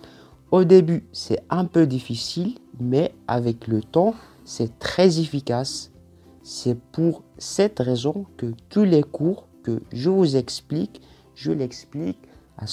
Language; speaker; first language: French; non-native, local second language; Arabic